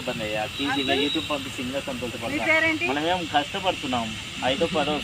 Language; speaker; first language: Telugu; native; Telugu